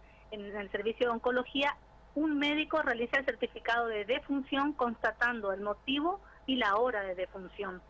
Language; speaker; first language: Spanish; native; Spanish